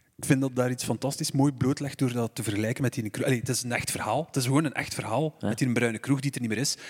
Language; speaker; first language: Dutch; native; Dutch